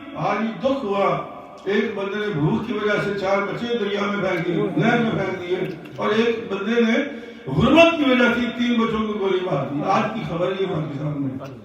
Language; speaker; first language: Urdu; non-native, local second language; Punjabi